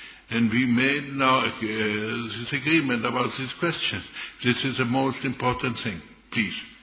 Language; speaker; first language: English; non-native, fluent; German